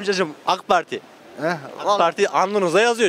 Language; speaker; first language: Turkish; native; Turkish